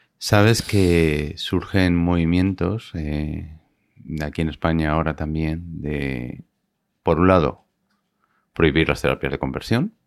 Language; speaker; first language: Spanish; native; Spanish